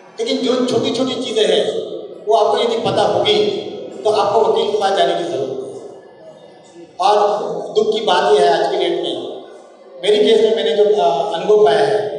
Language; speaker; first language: Hindi; non-native, local second language; Marathi